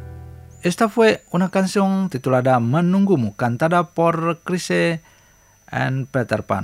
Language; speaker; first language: Spanish; non-native, fluent; Indonesian